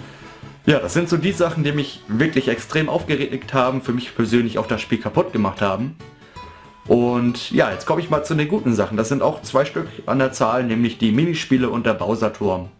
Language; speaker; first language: German; native; German